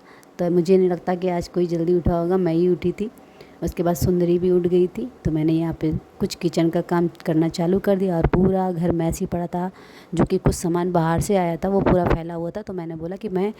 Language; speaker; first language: Hindi; native; Hindi